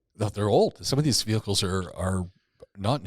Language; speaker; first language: English; native; English